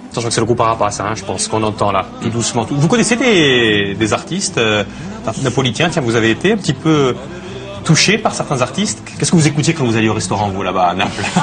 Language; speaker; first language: French; native; French